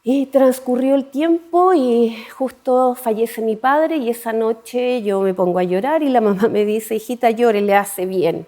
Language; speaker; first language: Spanish; native; Spanish